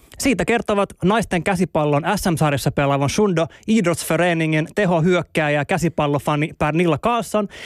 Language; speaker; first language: Finnish; native; Finnish